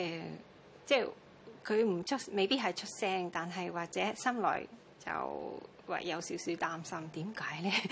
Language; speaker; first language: Cantonese; non-native, fluent; Japanese